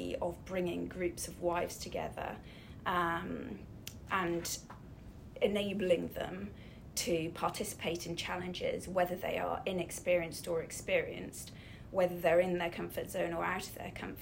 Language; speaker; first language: English; native; English